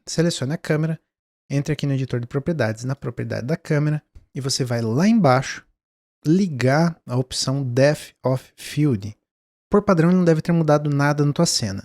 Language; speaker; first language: Portuguese; native; Portuguese